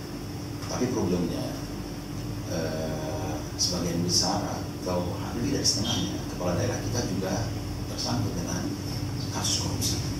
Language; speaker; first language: Indonesian; native; Indonesian